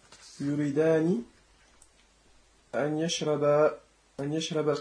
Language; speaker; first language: Arabic; non-native, learner; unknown